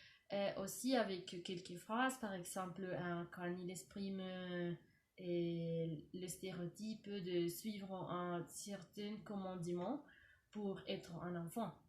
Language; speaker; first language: French; non-native, learner; Spanish